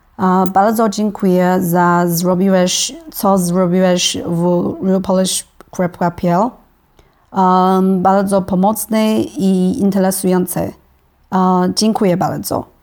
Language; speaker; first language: Polish; non-native, learner; Chinese